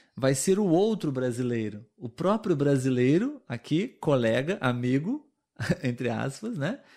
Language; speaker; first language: Portuguese; native; Portuguese